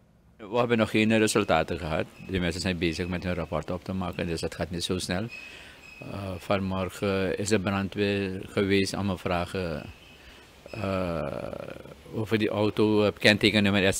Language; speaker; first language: Dutch; native; Dutch